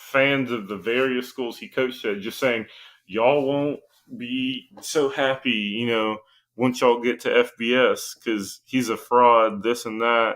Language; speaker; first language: English; native; English